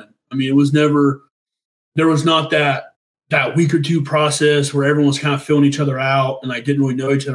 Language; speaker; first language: English; native; English